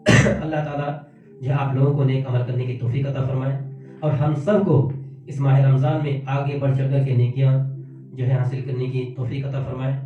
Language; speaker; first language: Urdu; native; Urdu